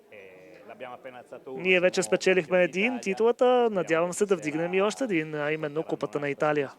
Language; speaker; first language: Bulgarian; non-native, fluent; Italian